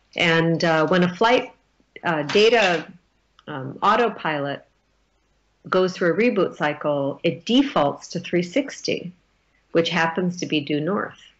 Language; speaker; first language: English; native; English